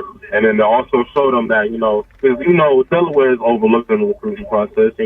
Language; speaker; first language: English; native; English